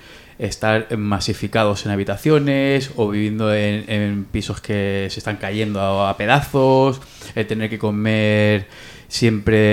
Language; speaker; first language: Spanish; native; Spanish